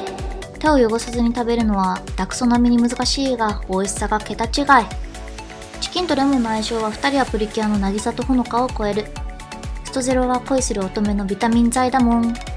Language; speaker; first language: Japanese; native; Japanese